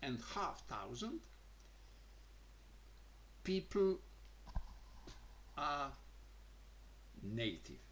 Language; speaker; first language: English; non-native, learner; Croatian